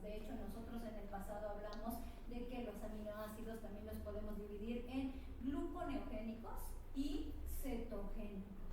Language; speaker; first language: Spanish; native; Spanish